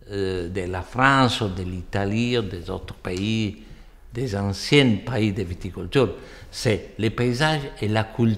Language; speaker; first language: French; non-native, fluent; Italian